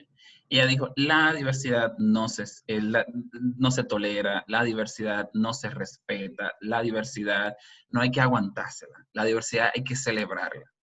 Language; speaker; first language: Spanish; native; Spanish